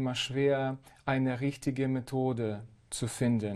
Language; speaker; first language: German; non-native, fluent; Ukrainian